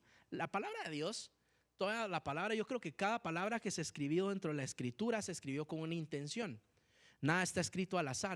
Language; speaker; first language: Spanish; native; Spanish